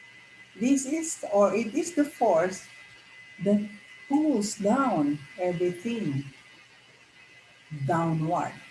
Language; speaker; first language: English; non-native, local second language; Filipino